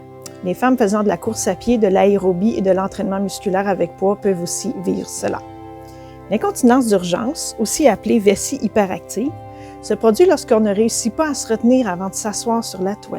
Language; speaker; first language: French; native; French